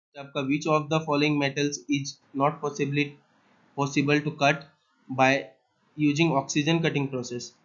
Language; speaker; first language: Hindi; non-native, local second language; Assamese